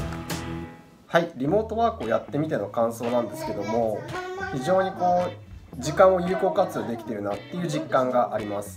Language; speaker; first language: Japanese; native; Japanese